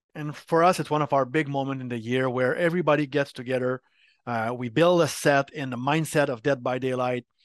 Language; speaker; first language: English; non-native, fluent; French